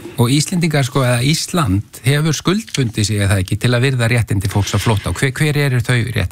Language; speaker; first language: Icelandic; native; Icelandic